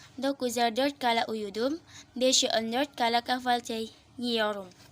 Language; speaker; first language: Turkish; non-native, learner; Indonesian